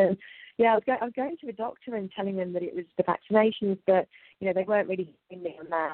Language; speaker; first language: English; native; English